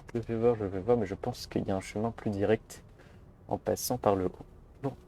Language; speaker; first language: French; native; French